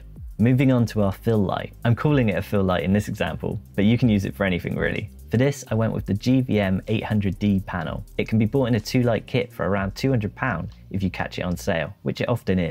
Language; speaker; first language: English; native; English